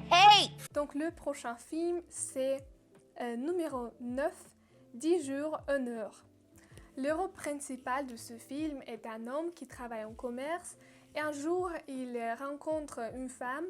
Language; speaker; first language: French; non-native, learner; Russian